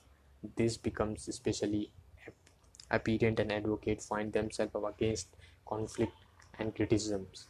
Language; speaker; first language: English; non-native, local second language; Hindi